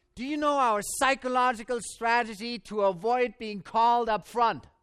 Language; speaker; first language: English; non-native, fluent; German